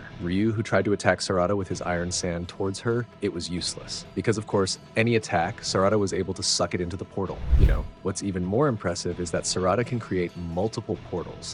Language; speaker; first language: English; non-native, fluent; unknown